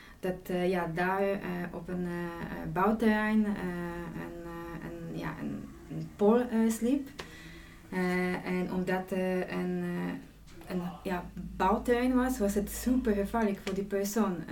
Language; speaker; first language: Dutch; non-native, fluent; Polish